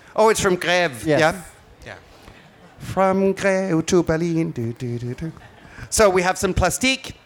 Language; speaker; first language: English; non-native, fluent; Danish